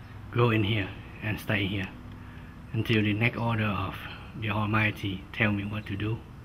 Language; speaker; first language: English; non-native, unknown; Vietnamese